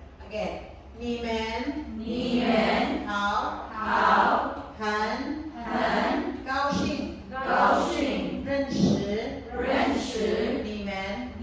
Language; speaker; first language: Chinese; non-native, fluent; Filipino